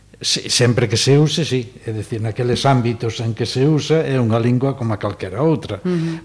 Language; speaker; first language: Galician; native; Galician